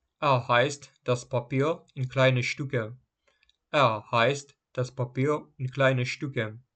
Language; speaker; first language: German; non-native, fluent; Ukrainian